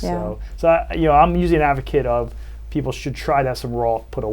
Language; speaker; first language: English; native; English